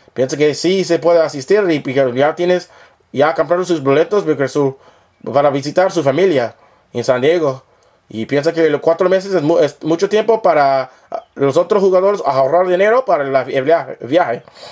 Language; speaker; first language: Spanish; non-native, learner; English